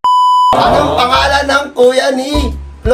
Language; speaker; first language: Filipino; non-native, local second language; Bikol